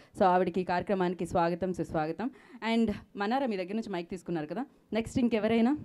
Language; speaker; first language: Telugu; native; Telugu